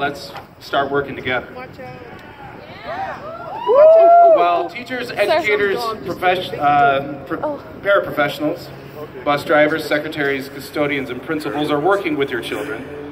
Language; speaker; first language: English; native; English